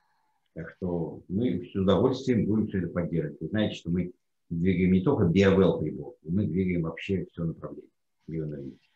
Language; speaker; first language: Russian; non-native, fluent; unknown